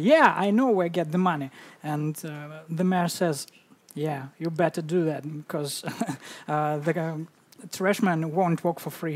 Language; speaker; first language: English; non-native, fluent; Russian